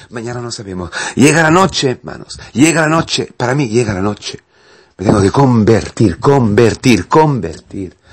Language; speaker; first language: Spanish; non-native, fluent; Italian